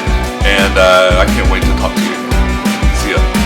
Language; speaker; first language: English; native; English